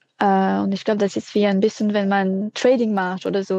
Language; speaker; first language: German; non-native, fluent; French